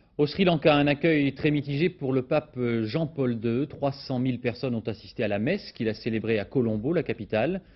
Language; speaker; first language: French; native; French